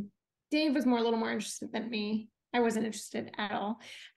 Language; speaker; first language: English; native; English